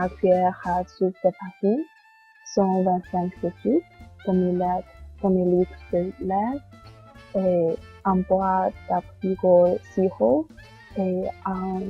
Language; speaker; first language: French; non-native, learner; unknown